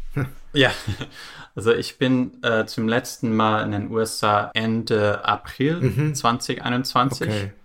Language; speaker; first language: German; non-native, fluent; English